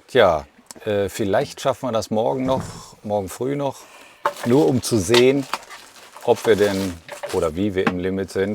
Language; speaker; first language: German; native; German